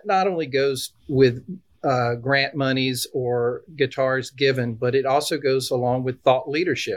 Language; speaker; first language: English; native; English